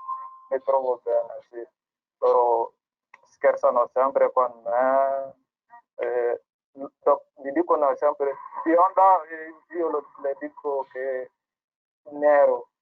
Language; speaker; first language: Italian; non-native, learner; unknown